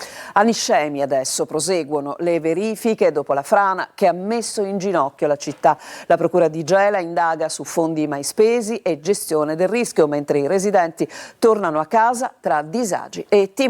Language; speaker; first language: Italian; native; Italian